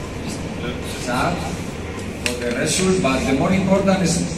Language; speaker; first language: English; non-native, learner; Spanish